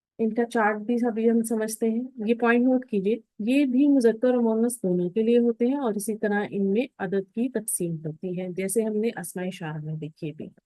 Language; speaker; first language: Urdu; native; Urdu